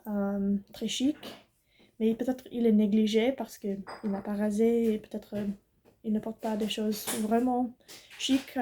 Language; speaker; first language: French; non-native, learner; English